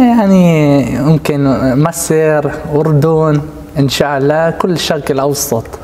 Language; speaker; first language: Arabic; non-native, local second language; Hebrew